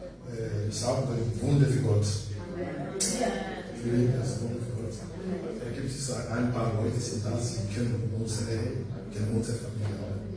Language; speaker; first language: German; non-native, learner; French